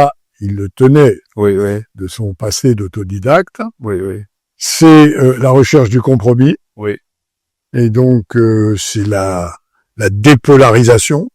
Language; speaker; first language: French; native; French